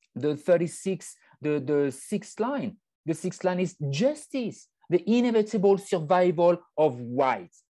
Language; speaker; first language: English; non-native, fluent; French